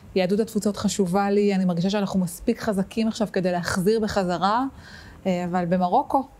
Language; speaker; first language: Hebrew; native; Hebrew